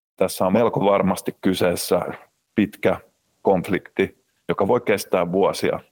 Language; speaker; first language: Finnish; native; Finnish